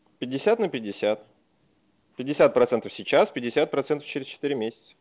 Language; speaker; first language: Russian; native; Russian